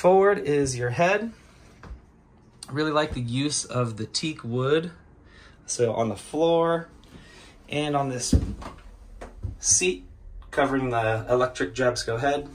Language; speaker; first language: English; native; English